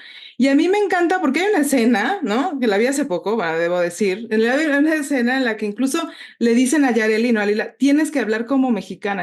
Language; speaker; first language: Spanish; native; Spanish